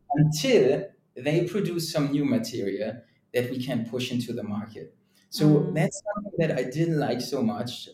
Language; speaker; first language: English; non-native, fluent; German